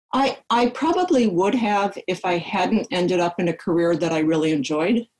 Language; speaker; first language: English; native; English